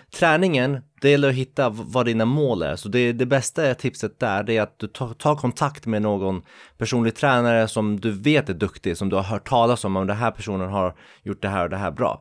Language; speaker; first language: Swedish; early bilingual, other home language; Kurdish